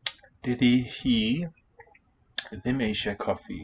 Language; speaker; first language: Welsh; non-native, learner; English